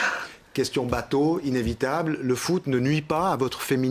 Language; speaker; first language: French; native; French